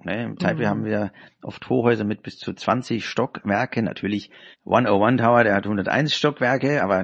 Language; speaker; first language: German; native; German